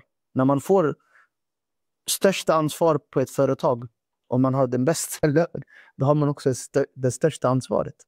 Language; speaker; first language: Swedish; non-native, fluent; Urdu